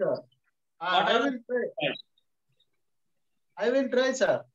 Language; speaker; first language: English; non-native, local second language; Hindi